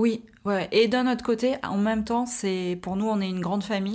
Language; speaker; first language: French; native; French